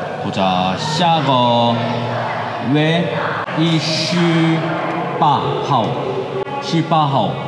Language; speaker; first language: Chinese; non-native, learner; Korean